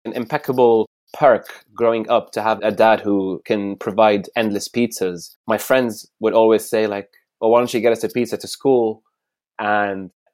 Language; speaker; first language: English; non-native, fluent; Arabic